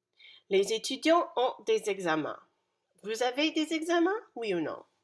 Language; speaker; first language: French; non-native, fluent; English